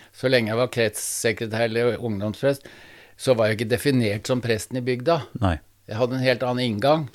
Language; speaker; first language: Norwegian; native; Norwegian